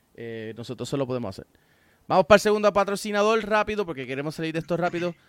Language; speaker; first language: Spanish; native; Spanish